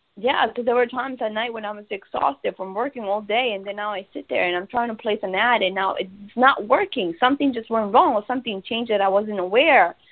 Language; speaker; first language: English; early bilingual, other home language; Spanish